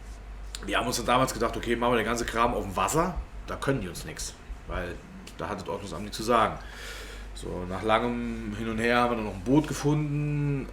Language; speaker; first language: German; native; German